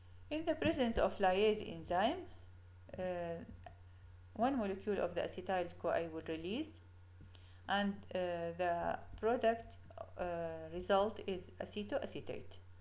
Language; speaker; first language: English; non-native, fluent; Arabic